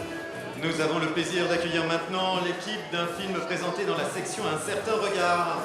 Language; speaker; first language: French; native; French